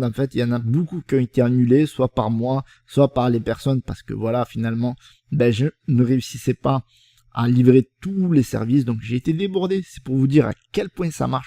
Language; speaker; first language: French; native; French